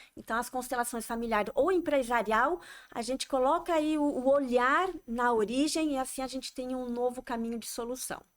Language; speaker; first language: Portuguese; non-native, fluent; French